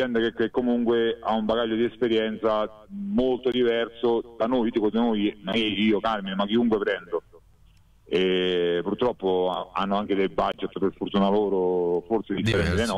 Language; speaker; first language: Italian; native; Italian